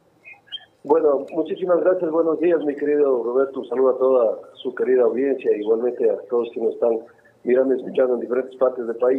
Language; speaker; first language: Spanish; native; Spanish